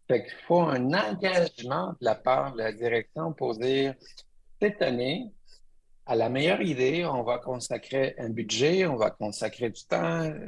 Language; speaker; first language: French; early bilingual, other home language; Spanish